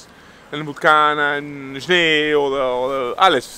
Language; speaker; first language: German; non-native, learner; Italian